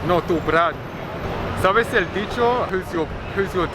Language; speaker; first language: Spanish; non-native, learner; English